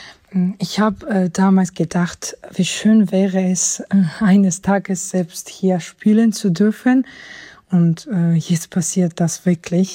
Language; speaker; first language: German; non-native, fluent; Georgian